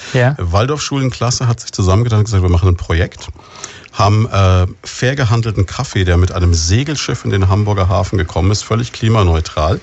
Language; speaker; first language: German; native; German